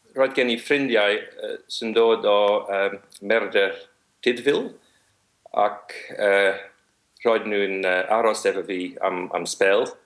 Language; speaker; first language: Welsh; non-native, learner; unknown